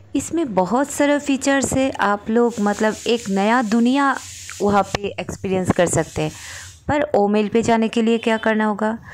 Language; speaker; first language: Hindi; non-native, local second language; Bangla